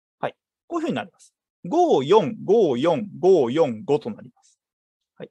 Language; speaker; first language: Japanese; native; Japanese